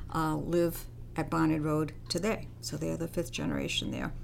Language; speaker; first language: English; early bilingual, other home language; Armenian